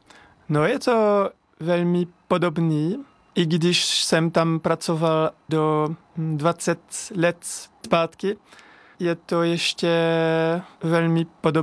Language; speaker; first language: Czech; non-native, learner; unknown